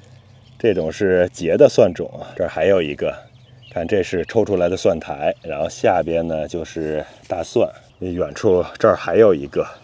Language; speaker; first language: Chinese; native; Chinese